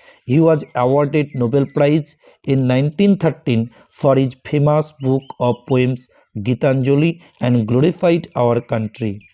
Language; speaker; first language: English; non-native, local second language; Bangla